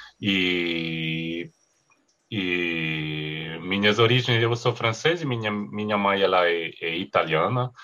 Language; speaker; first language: Portuguese; non-native, fluent; French